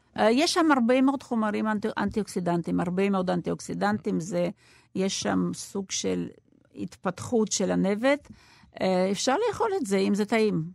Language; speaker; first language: Hebrew; non-native, fluent; Russian